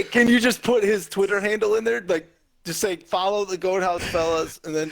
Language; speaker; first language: English; native; English